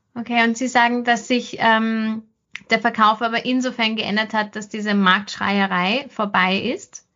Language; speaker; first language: German; native; German